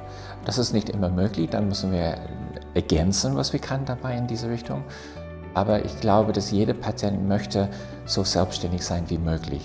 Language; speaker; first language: German; non-native, fluent; English